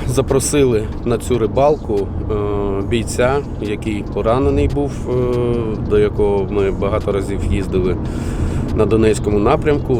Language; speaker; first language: Ukrainian; native; Ukrainian